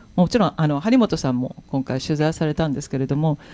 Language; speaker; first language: Japanese; native; Japanese